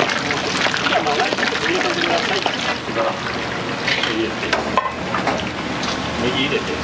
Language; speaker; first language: Japanese; native; Japanese